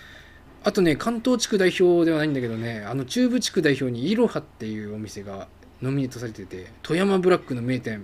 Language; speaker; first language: Japanese; native; Japanese